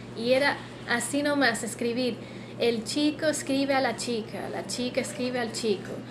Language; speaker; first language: Spanish; non-native, fluent; English